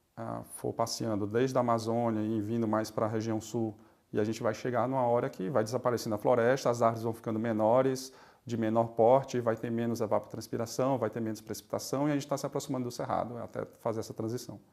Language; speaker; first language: Portuguese; native; Portuguese